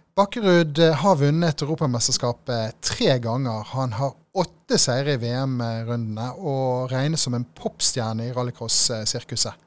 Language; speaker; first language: Norwegian; native; Norwegian